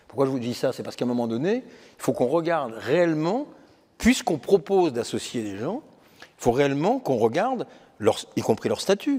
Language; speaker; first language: French; native; French